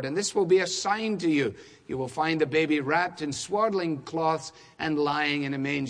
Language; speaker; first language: English; native; English